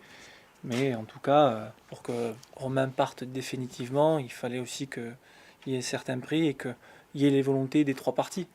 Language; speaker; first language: French; native; French